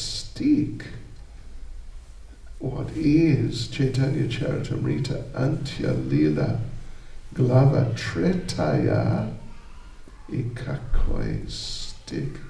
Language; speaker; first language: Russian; non-native, learner; English